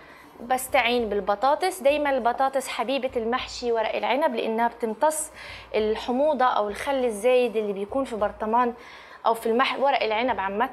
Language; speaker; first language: Arabic; native; Arabic